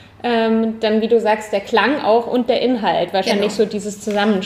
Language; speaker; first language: German; native; German